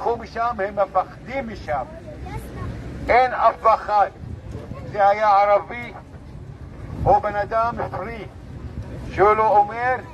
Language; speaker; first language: Hebrew; non-native, local second language; Arabic